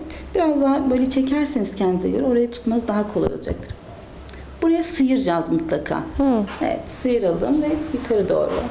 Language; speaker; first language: Turkish; native; Turkish